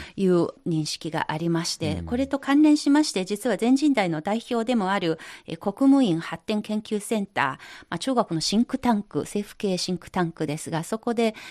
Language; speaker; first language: Japanese; non-native, fluent; Chinese